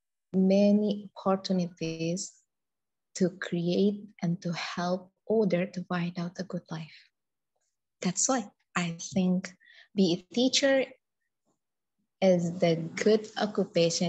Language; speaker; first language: English; non-native, learner; Indonesian